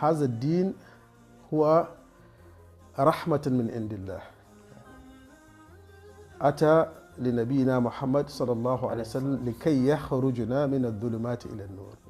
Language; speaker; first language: Arabic; non-native, fluent; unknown